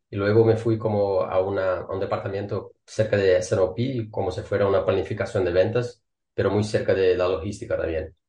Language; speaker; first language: Spanish; non-native, fluent; Portuguese